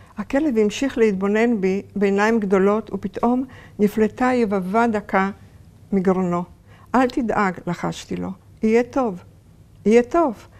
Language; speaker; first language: Hebrew; early bilingual, other home language; Polish